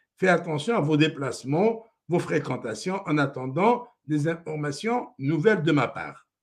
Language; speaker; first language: French; non-native, local second language; Arabic